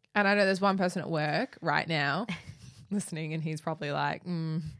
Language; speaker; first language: English; native; English